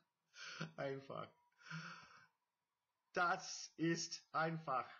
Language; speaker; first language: German; non-native, learner; English